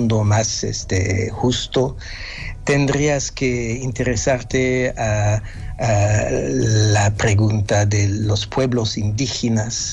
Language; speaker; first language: Spanish; non-native, fluent; French